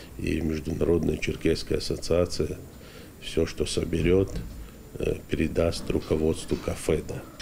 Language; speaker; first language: Russian; non-native, local second language; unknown